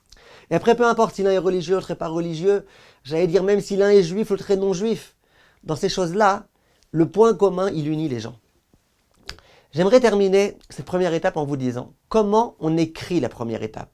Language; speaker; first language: French; native; French